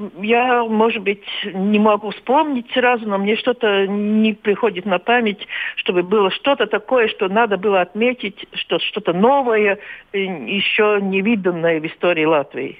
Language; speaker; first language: Russian; non-native, local second language; Latvian